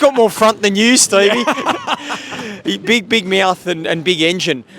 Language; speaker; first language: English; native; English